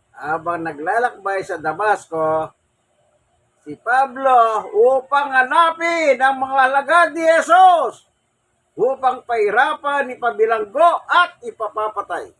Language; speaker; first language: Filipino; native; Filipino